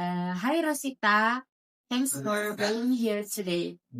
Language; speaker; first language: English; non-native, learner; Indonesian